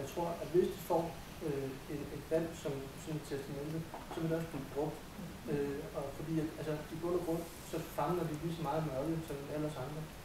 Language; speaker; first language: Danish; native; Danish